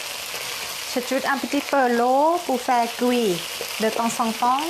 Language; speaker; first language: French; non-native, learner; Thai